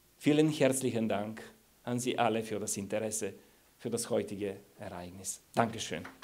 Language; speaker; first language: German; non-native, fluent; Bulgarian